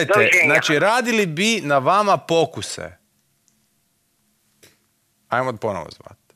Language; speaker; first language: Croatian; native; Croatian